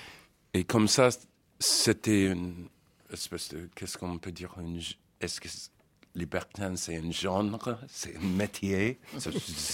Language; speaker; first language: French; non-native, fluent; English